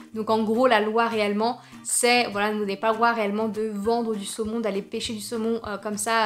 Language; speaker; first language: French; native; French